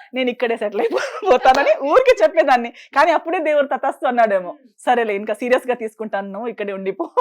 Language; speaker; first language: Telugu; non-native, fluent; Konkani